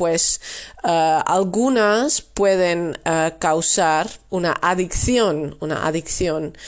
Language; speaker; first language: Spanish; non-native, fluent; Dutch